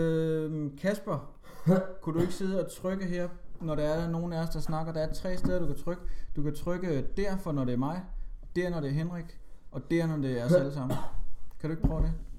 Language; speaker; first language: Danish; native; Danish